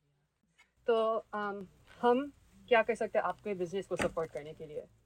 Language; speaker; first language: Hindi; early bilingual, heritage; Hindi